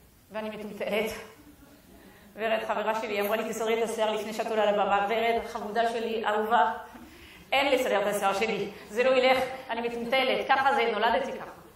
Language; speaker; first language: Hebrew; non-native, fluent; French